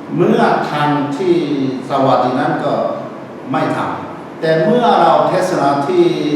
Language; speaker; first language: Thai; non-native, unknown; Korean